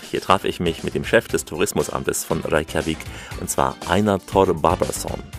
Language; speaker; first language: German; native; German